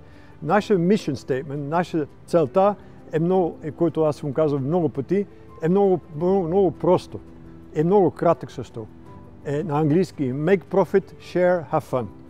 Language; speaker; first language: Bulgarian; non-native, fluent; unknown